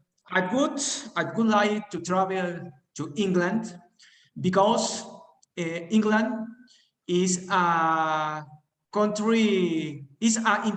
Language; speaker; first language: English; non-native, learner; Spanish